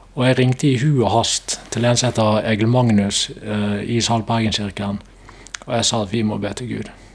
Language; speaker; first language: Norwegian; native; Norwegian